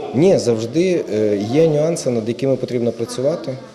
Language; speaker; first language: Ukrainian; native; Ukrainian